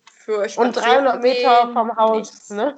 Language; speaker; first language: German; native; German